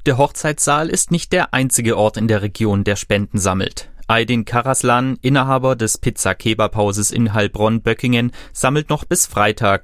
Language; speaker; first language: German; native; German